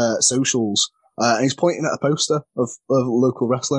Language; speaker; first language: English; native; English